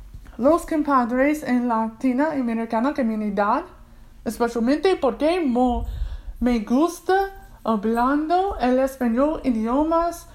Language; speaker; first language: Spanish; non-native, learner; English